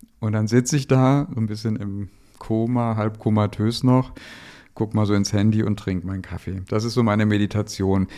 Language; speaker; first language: German; native; German